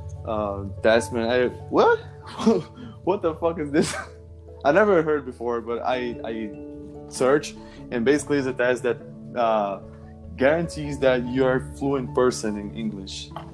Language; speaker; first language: English; non-native, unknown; Portuguese